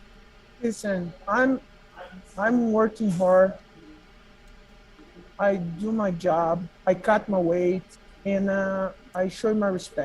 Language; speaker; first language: English; non-native, learner; Portuguese